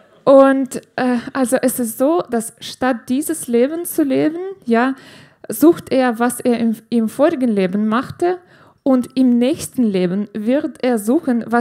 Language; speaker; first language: German; non-native, fluent; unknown